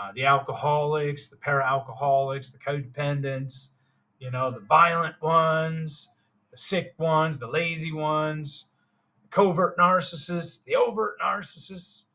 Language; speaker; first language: English; native; English